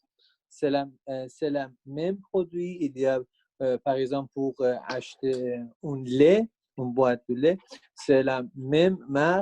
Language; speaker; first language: French; non-native, learner; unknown